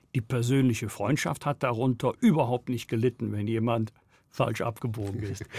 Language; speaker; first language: German; native; German